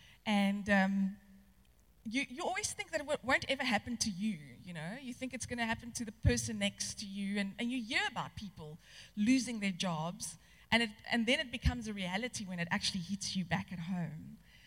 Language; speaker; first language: English; non-native, local second language; Afrikaans